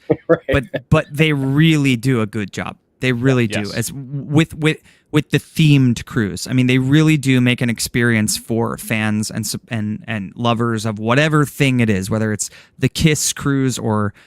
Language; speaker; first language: English; native; English